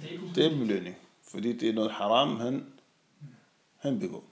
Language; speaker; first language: Danish; non-native, fluent; Arabic